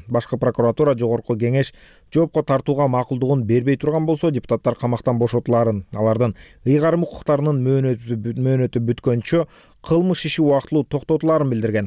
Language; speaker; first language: Kyrgyz; native; Kyrgyz